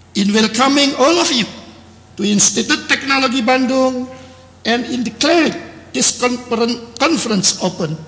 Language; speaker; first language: English; non-native, fluent; Indonesian